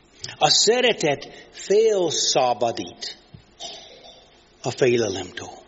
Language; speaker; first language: Hungarian; non-native, fluent; English